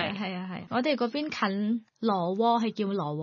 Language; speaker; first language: Cantonese; non-native, learner; Thai